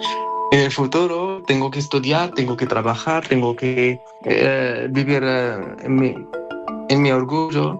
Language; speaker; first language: Spanish; non-native, learner; Arabic